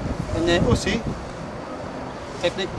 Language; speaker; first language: French; non-native, learner; English